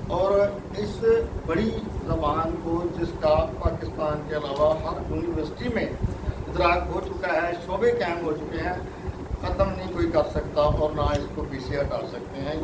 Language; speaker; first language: Urdu; non-native, local second language; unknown